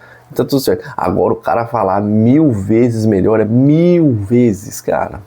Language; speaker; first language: Portuguese; native; Portuguese